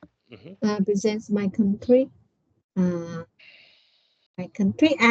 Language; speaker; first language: English; non-native, learner; Vietnamese